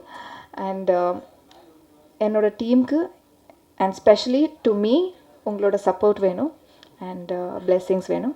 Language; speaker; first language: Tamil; non-native, learner; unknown